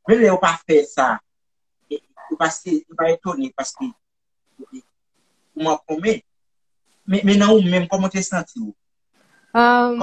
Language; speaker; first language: French; non-native, local second language; Haitian Creole